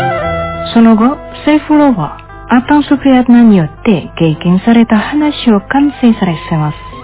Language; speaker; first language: Japanese; non-native, fluent; Indonesian